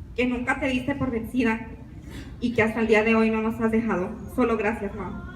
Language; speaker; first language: Spanish; early bilingual, other home language; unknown